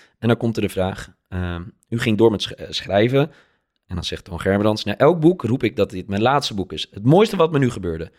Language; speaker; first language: Dutch; native; Dutch